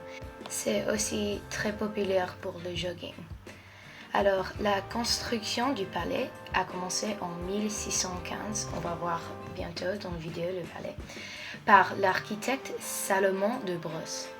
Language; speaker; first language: French; non-native, fluent; English